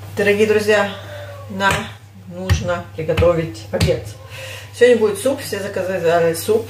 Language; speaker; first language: Russian; native; Russian